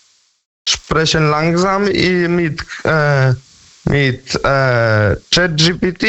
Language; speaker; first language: German; non-native, learner; Polish